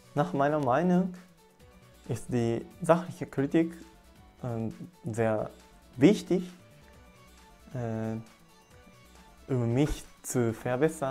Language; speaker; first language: German; non-native, learner; Japanese